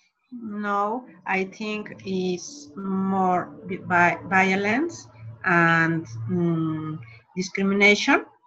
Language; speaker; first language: English; non-native, learner; Spanish